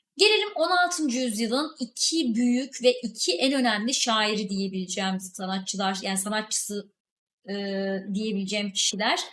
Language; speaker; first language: Turkish; native; Turkish